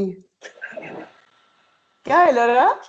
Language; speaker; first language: German; native; German